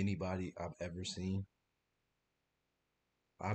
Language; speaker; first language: English; native; English